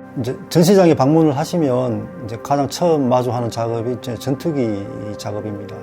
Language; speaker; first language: Korean; native; Korean